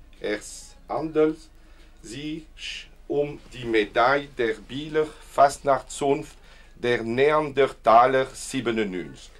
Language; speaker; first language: German; non-native, learner; French